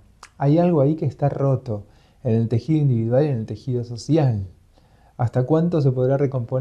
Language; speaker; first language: Spanish; native; Spanish